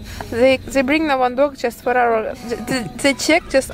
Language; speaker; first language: English; non-native, learner; Russian